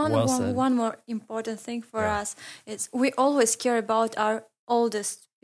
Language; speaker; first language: English; non-native, learner; Ingush